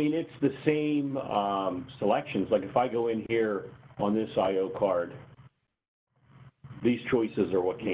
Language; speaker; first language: English; native; English